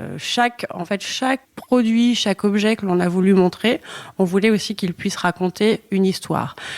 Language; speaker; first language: French; native; French